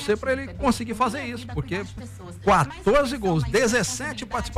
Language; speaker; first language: Portuguese; native; Portuguese